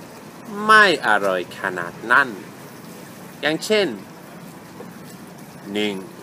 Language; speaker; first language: Thai; non-native, fluent; English